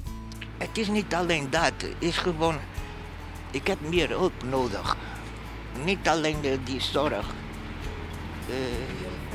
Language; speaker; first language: Dutch; non-native, fluent; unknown